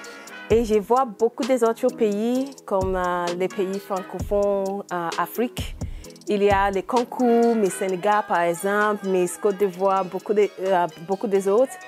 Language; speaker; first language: French; non-native, learner; English